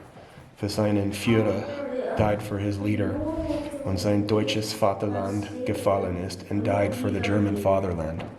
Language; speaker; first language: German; early bilingual, heritage; German